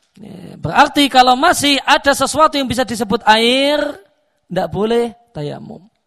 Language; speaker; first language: Indonesian; native; Indonesian